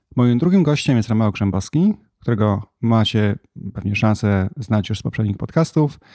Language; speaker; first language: Polish; native; Polish